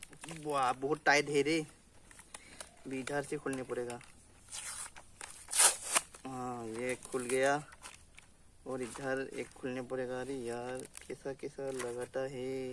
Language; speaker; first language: Hindi; non-native, local second language; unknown